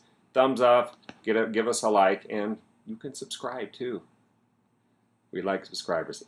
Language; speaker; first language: English; native; English